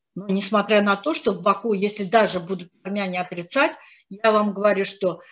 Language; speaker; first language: Russian; non-native, local second language; Azerbaijani